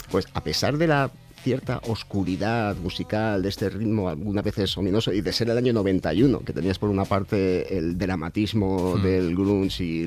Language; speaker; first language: Spanish; native; Spanish